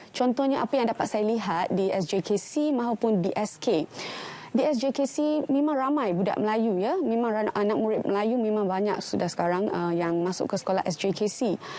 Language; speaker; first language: Malay; non-native, local second language; Tamil